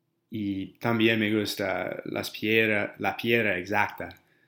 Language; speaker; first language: Spanish; non-native, learner; English